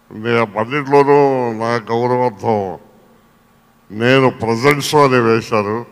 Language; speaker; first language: Telugu; native; Telugu